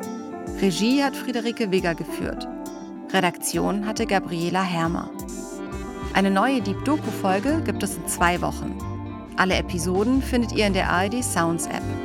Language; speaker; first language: German; native; German